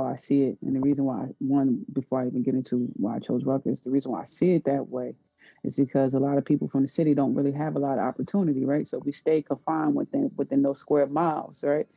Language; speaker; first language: English; native; English